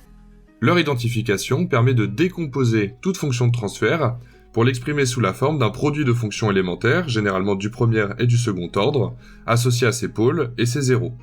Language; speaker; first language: French; native; French